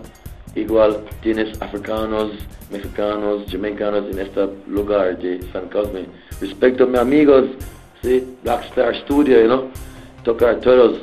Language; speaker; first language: Spanish; non-native, learner; English